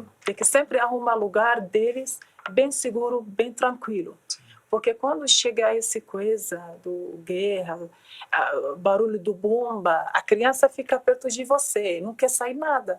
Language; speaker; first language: Portuguese; non-native, learner; Arabic